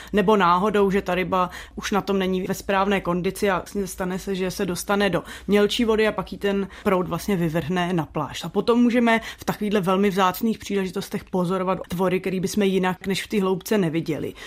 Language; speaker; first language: Czech; native; Czech